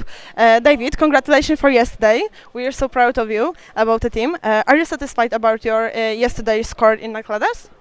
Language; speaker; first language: English; non-native, learner; Polish